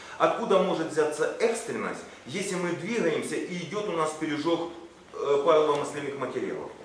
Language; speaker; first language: Russian; non-native, local second language; Ukrainian